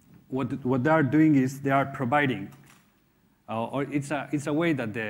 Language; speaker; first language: English; non-native, fluent; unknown